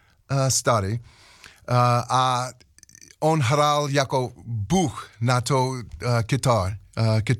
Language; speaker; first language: Czech; non-native, learner; English